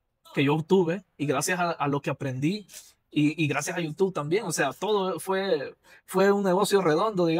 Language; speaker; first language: Spanish; native; Spanish